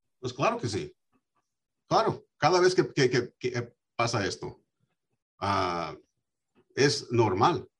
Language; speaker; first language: Spanish; early bilingual, heritage; Spanish